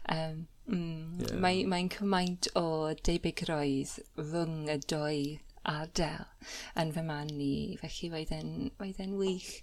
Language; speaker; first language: Welsh; non-native, fluent; English